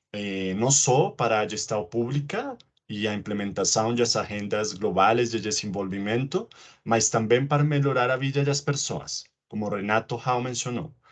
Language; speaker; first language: Portuguese; non-native, learner; Spanish